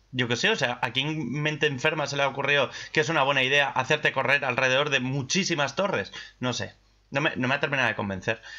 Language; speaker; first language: Spanish; native; Spanish